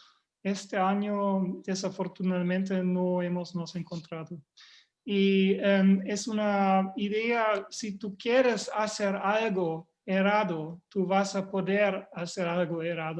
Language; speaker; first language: Spanish; non-native, fluent; German